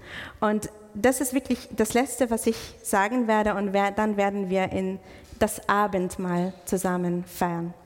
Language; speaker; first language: German; non-native, fluent; English